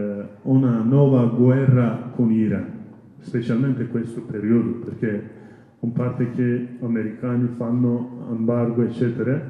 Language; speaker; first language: Italian; non-native, learner; Kurdish